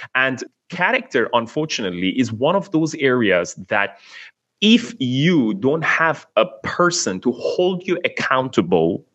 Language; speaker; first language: English; non-native, fluent; Persian